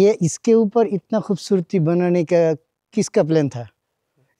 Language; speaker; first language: Hindi; non-native, fluent; Bangla